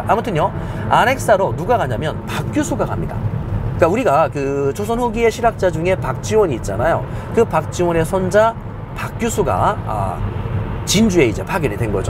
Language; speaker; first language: Korean; native; Korean